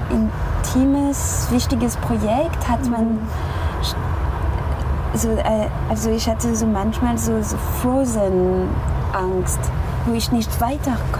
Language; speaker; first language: German; non-native, fluent; French